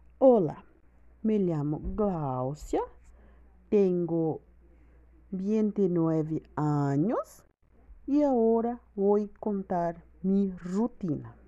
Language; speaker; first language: Spanish; non-native, learner; Portuguese